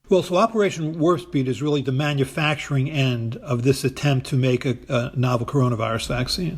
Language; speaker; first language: English; native; English